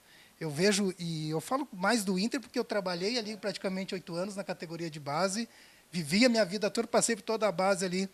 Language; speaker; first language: Portuguese; native; Portuguese